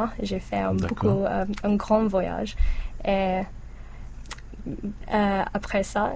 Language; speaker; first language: French; non-native, learner; English